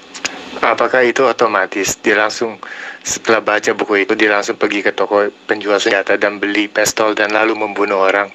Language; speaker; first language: Indonesian; native; Indonesian